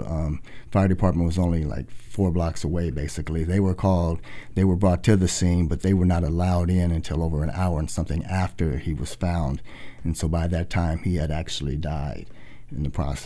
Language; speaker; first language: English; native; English